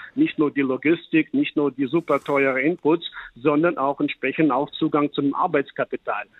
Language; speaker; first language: German; non-native, fluent; Ukrainian